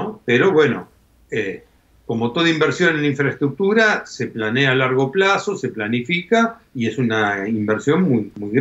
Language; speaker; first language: Spanish; native; Spanish